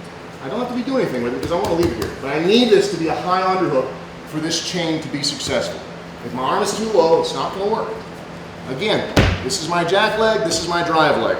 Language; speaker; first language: English; native; English